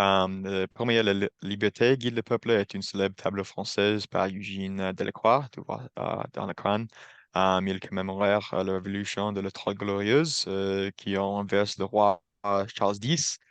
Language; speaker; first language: French; non-native, learner; English